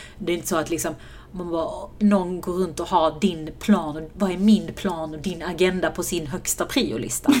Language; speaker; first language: Swedish; native; Swedish